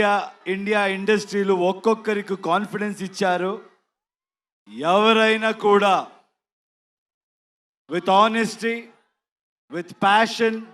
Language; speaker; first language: Telugu; non-native, learner; Kannada